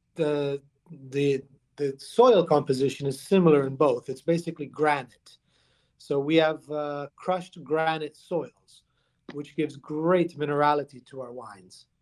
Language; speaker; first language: English; early bilingual, other home language; Italian